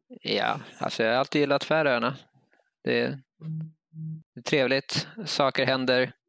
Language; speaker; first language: Swedish; native; Swedish